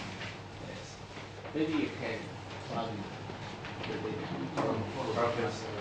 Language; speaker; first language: English; non-native, fluent; Chinese